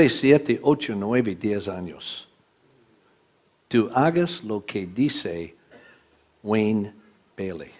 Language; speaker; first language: Spanish; non-native, learner; English